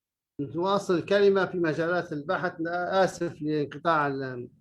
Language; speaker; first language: Arabic; native; Arabic